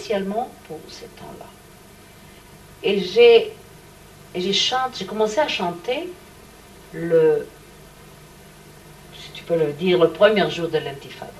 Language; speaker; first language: French; non-native, learner; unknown